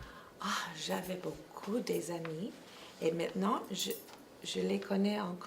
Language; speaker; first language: French; non-native, local second language; English